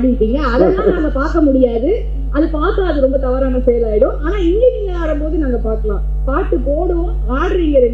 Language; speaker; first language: Tamil; native; Tamil